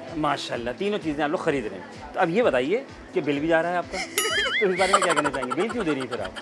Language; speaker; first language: Urdu; native; Urdu